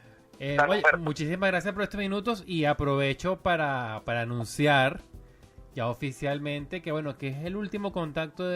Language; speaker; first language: Spanish; native; Spanish